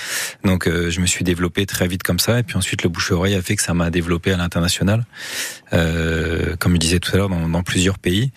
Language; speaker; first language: French; native; French